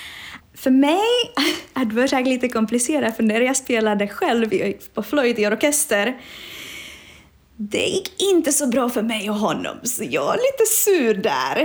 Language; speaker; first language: Swedish; non-native, fluent; Czech